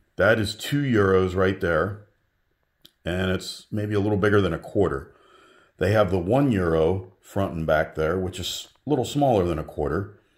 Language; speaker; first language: English; native; English